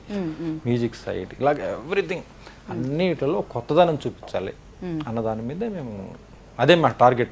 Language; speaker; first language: Telugu; native; Telugu